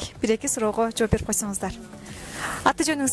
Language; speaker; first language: Kyrgyz; native; Kyrgyz